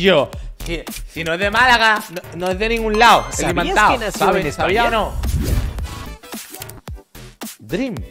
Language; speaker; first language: Spanish; native; Spanish